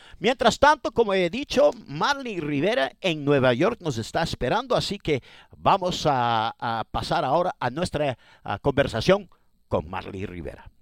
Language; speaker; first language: Spanish; early bilingual, heritage; Spanish